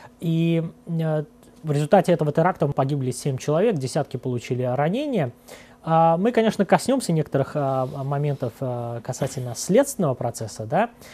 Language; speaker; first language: Russian; non-native, local second language; Azerbaijani